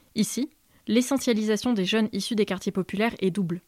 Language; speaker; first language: French; native; French